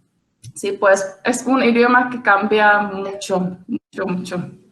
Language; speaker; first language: Spanish; non-native, fluent; Czech